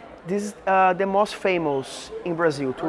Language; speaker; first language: English; non-native, learner; Portuguese